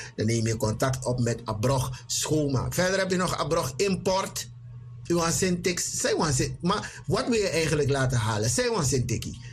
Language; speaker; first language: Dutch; native; Dutch